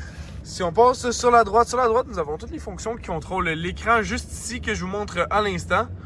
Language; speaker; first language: French; native; French